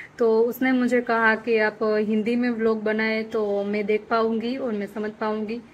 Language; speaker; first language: Hindi; non-native, local second language; Gujarati